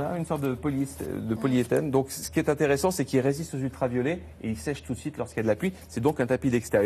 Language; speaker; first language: French; native; French